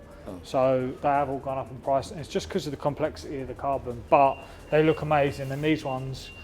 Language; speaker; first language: English; native; English